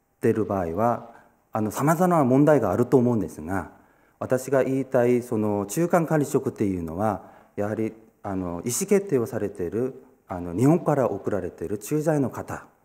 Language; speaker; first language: Japanese; non-native, fluent; Korean